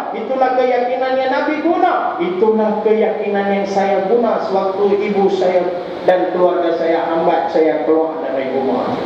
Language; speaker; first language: Malay; non-native, local second language; Tamil